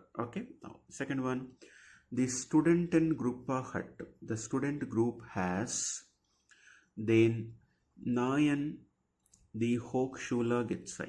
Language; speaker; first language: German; non-native, fluent; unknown